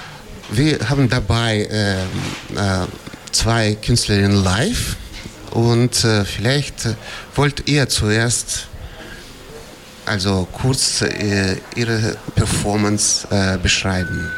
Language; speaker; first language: German; non-native, fluent; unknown